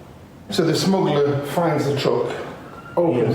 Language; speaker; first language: English; native; English